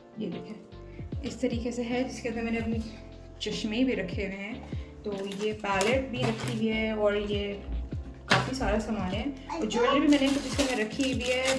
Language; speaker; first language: Urdu; native; Urdu